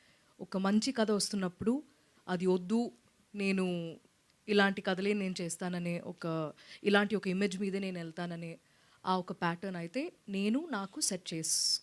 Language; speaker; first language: Telugu; non-native, local second language; Malayalam